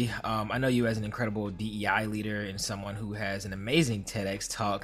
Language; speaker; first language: English; native; English